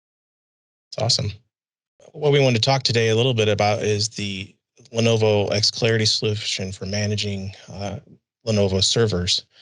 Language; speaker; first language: English; native; English